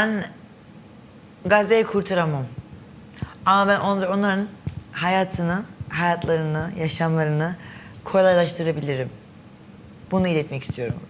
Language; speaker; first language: Turkish; early bilingual, heritage; Turkish